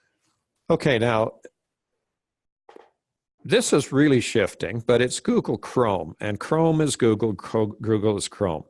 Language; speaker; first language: English; native; English